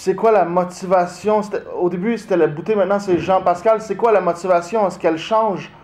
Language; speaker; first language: French; native; French